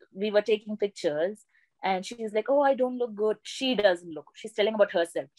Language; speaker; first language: English; non-native, local second language; Malayalam